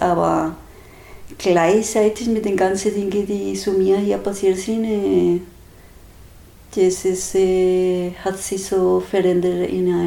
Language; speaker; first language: German; non-native, fluent; Spanish